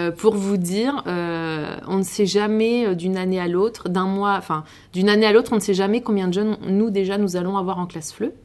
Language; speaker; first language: French; native; French